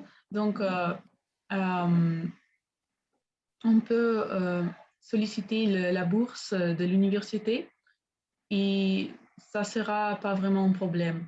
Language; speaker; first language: French; non-native, learner; Spanish